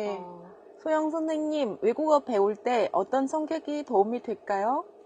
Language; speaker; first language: Korean; non-native, fluent; Vietnamese